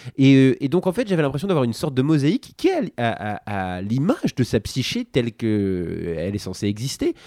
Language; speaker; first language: French; native; French